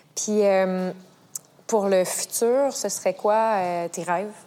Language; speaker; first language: French; native; French